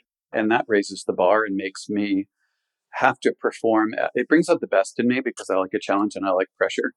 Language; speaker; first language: English; native; English